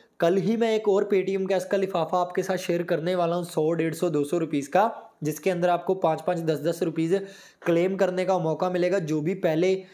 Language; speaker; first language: Hindi; native; Hindi